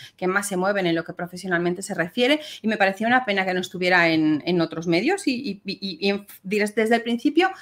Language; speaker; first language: Spanish; native; Spanish